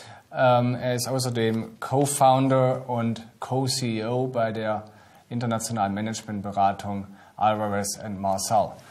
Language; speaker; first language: German; native; German